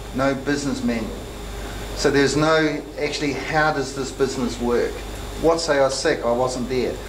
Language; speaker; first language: English; native; English